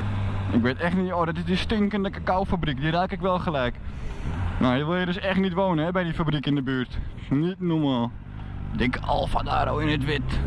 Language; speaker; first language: Dutch; native; Dutch